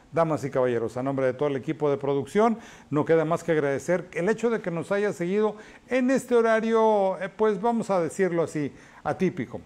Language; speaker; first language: Spanish; native; Spanish